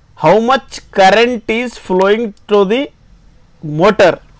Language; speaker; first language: English; non-native, local second language; Kannada